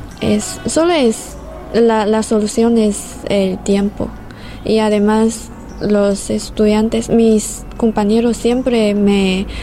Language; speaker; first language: Spanish; non-native, fluent; Chinese